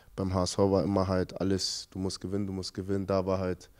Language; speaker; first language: German; native; German